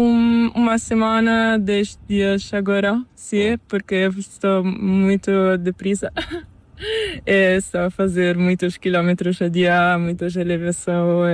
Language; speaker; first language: Spanish; non-native, learner; Italian